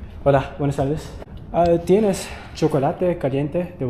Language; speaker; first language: Spanish; non-native, learner; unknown